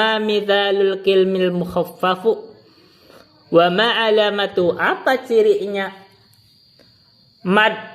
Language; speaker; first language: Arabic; non-native, fluent; Indonesian